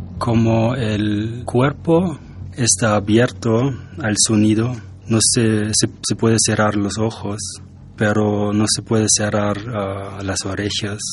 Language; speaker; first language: Spanish; non-native, fluent; German